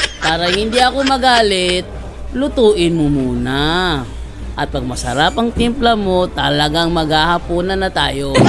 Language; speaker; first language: Filipino; native; Filipino